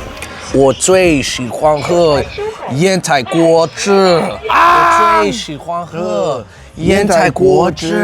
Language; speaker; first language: Chinese; early bilingual, heritage; English